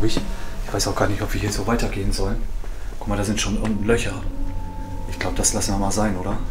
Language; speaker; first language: German; native; German